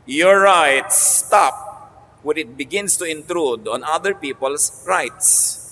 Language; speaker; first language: English; non-native, local second language; Filipino